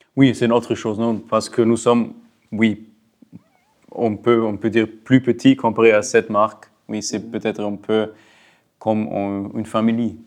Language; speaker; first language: French; non-native, local second language; Swiss German